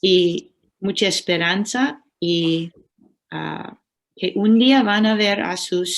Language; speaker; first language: Spanish; non-native, learner; English